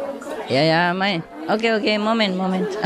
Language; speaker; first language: German; non-native, learner; Vietnamese